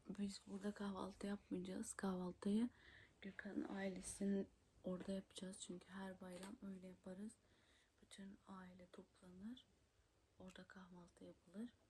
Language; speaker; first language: Turkish; native; Turkish